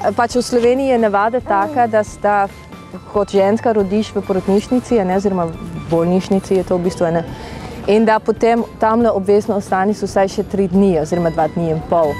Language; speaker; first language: Slovenian; non-native, fluent; Dutch